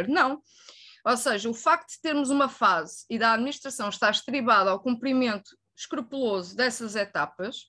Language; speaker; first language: Portuguese; native; Portuguese